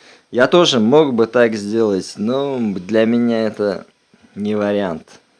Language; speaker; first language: Russian; non-native, local second language; Uzbek